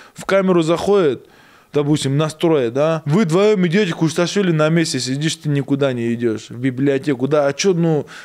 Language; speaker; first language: Russian; native; Russian